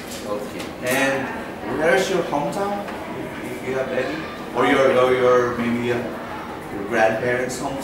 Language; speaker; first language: English; non-native, fluent; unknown